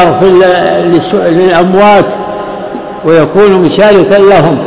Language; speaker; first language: Arabic; native; Arabic